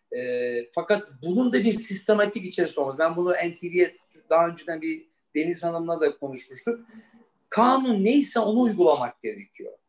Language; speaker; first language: Turkish; early bilingual, heritage; Turkish